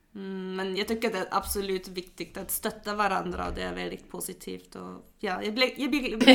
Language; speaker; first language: Swedish; non-native, fluent; German